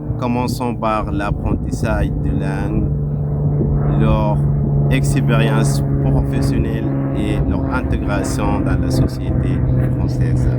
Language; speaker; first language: French; non-native, fluent; Arabic